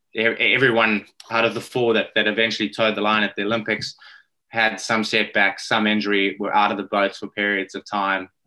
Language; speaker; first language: English; native; English